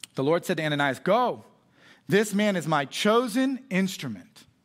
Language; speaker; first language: English; native; English